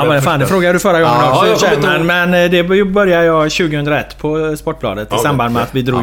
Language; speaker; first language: Swedish; native; Swedish